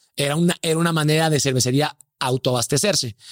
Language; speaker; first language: Spanish; native; Spanish